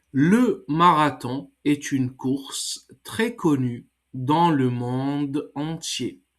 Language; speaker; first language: French; non-native, fluent; English